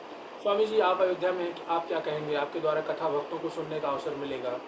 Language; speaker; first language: Hindi; native; Hindi